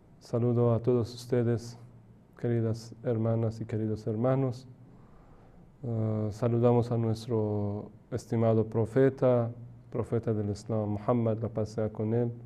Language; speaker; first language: Spanish; non-native, fluent; Persian